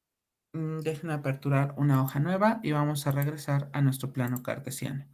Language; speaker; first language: Spanish; native; Spanish